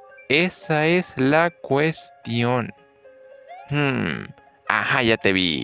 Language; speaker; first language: Spanish; native; Spanish